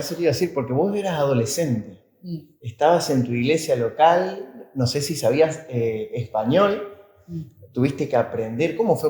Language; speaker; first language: Spanish; native; Spanish